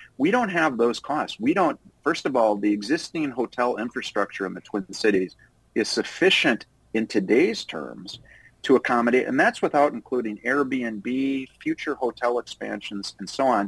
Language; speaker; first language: English; native; English